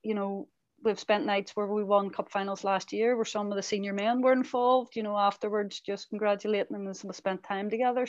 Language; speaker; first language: English; native; English